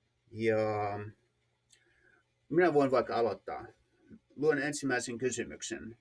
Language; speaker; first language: Finnish; non-native, fluent; English